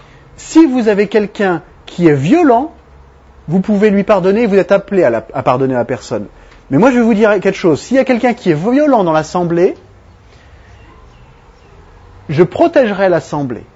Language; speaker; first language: French; native; French